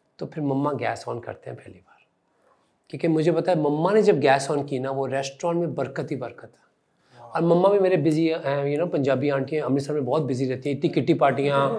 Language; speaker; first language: Hindi; non-native, local second language; Punjabi